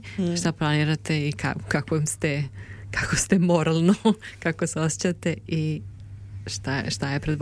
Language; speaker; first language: Serbian; native; Serbian